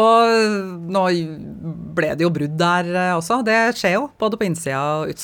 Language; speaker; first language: Norwegian; native; Norwegian